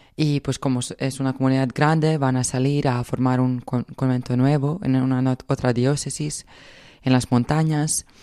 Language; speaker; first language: Spanish; non-native, fluent; Croatian